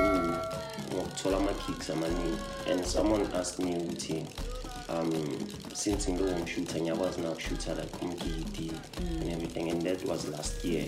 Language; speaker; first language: English; non-native, local second language; Zulu